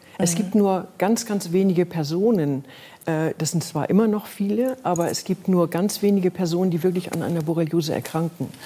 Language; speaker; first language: German; native; German